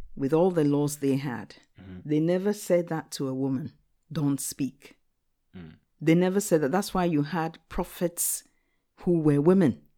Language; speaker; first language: English; non-native, local second language; Akan